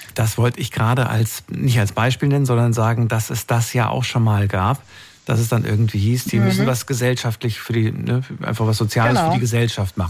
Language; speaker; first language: German; native; German